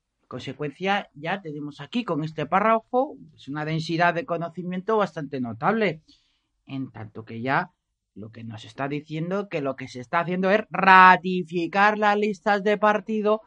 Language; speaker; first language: Spanish; native; Spanish